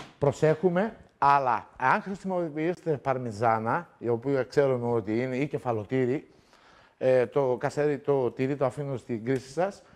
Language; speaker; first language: Greek; native; Greek